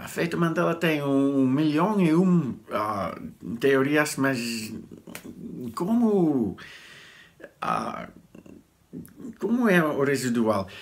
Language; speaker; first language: Portuguese; non-native, learner; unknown